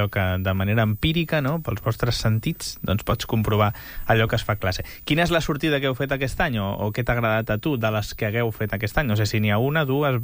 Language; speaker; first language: Catalan; native; Catalan